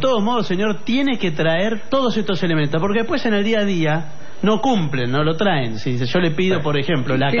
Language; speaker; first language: Spanish; native; Spanish